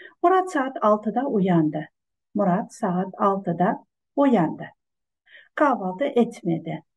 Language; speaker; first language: Turkish; non-native, fluent; Kazakh